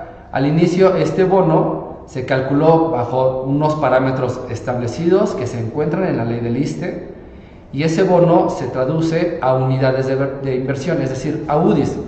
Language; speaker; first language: Spanish; native; Spanish